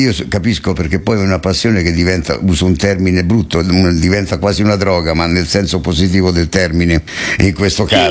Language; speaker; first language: Italian; native; Italian